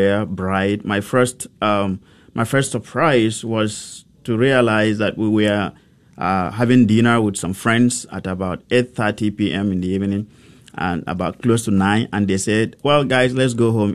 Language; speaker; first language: English; non-native, local second language; Hausa